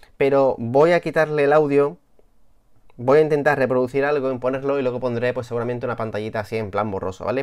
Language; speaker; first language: Spanish; native; Spanish